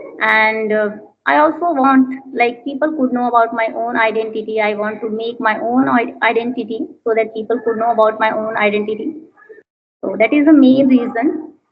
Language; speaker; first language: English; non-native, learner; Hindi